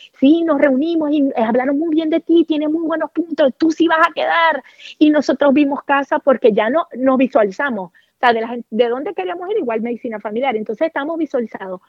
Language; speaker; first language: Spanish; native; Spanish